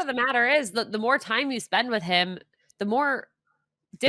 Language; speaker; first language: English; native; English